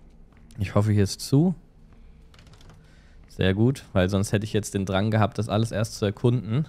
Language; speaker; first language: German; native; German